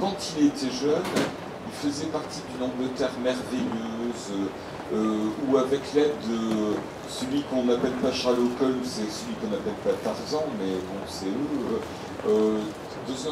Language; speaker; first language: French; native; French